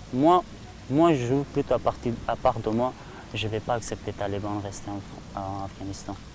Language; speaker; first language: French; non-native, learner; Persian